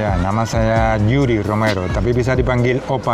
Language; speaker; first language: Indonesian; non-native, fluent; Spanish